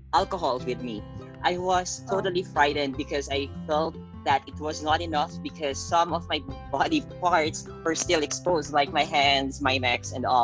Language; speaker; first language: English; non-native, local second language; Filipino